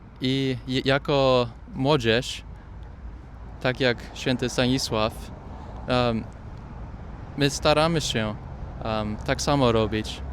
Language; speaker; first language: Polish; early bilingual, heritage; Polish